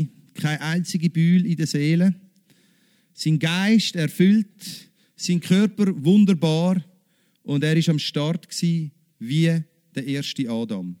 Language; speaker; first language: German; native; German